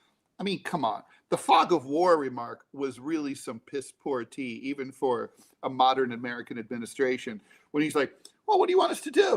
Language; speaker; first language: English; native; English